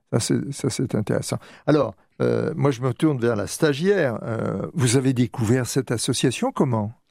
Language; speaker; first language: French; native; French